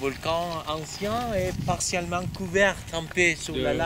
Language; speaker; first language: French; non-native, learner; Spanish